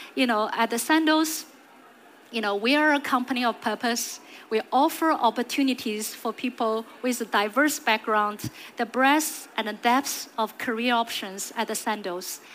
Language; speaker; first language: English; non-native, fluent; Chinese